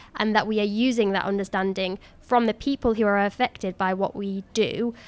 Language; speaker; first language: English; native; English